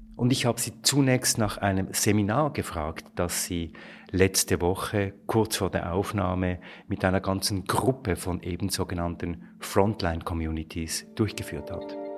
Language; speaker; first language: German; native; German